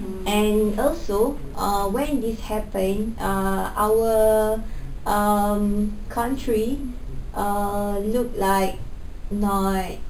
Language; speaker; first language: English; non-native, local second language; Malay